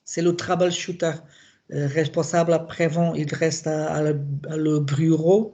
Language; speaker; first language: French; non-native, learner; Portuguese